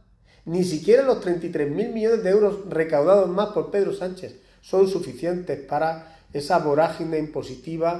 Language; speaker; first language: Spanish; native; Spanish